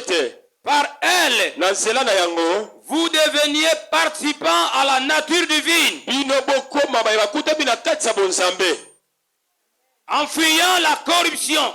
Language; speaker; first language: French; non-native, local second language; Lingala